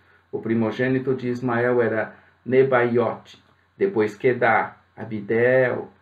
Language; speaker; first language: Portuguese; native; Portuguese